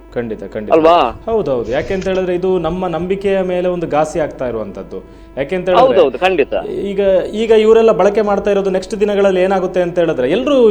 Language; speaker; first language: Kannada; non-native, local second language; Tulu